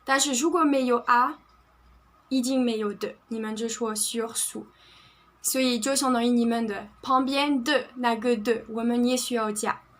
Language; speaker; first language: Chinese; non-native, fluent; French